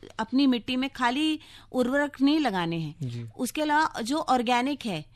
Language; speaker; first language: Hindi; native; Hindi